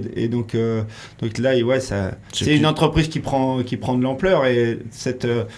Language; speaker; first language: French; native; French